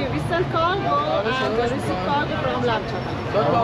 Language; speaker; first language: English; non-native, fluent; Persian